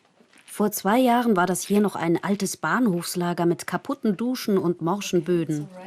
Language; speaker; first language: German; native; German